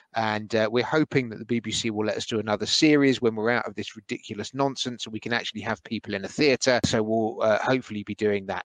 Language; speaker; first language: English; native; English